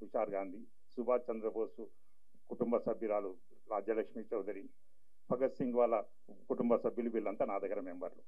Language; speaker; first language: Telugu; native; Telugu